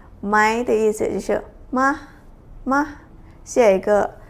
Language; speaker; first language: Chinese; non-native, fluent; Thai